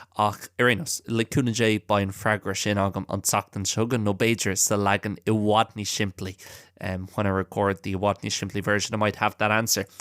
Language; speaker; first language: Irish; non-native, local second language; English